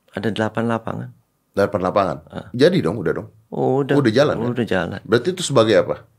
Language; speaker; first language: Indonesian; native; Indonesian